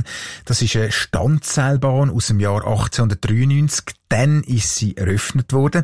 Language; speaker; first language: German; native; German